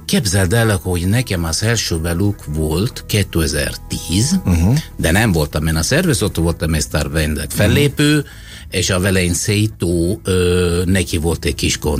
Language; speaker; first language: Hungarian; non-native, fluent; Italian